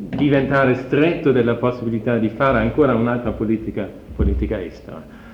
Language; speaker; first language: Italian; non-native, fluent; German